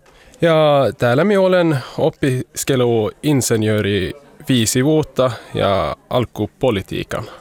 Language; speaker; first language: Finnish; non-native, local second language; Swedish